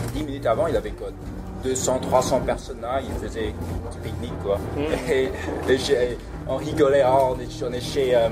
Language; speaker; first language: French; early bilingual, other home language; Cantonese